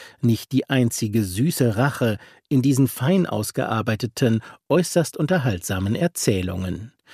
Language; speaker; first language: German; native; German